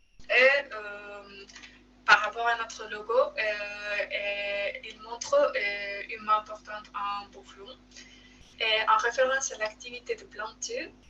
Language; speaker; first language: French; non-native, learner; Spanish